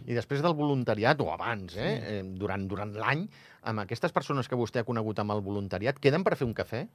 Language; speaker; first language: Catalan; native; Catalan